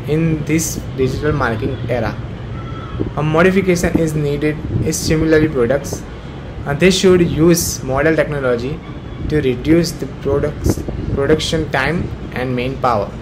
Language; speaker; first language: English; non-native, local second language; Gujarati